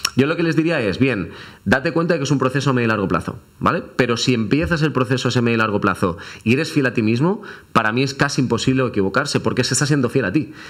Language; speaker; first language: Spanish; native; Spanish